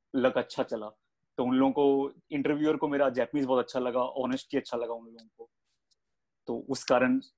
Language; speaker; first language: Hindi; native; Hindi